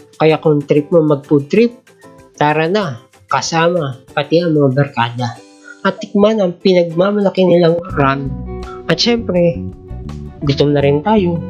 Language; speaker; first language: Filipino; native; Filipino